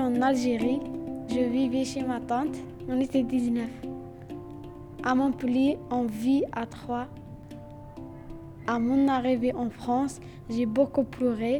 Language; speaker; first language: French; non-native, learner; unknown